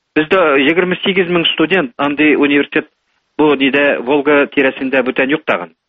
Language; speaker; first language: Tatar; native; Tatar